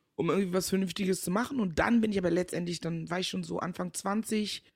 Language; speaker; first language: German; early bilingual, other home language; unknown